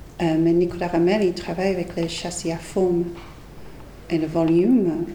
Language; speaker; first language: French; non-native, fluent; English